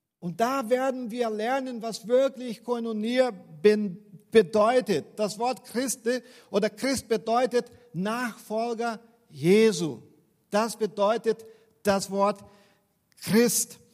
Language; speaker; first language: German; non-native, fluent; Portuguese